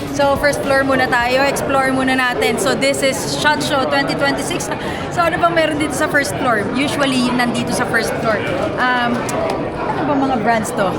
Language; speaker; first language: Filipino; native; Filipino